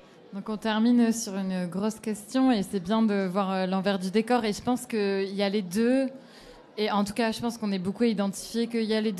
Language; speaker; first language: French; native; French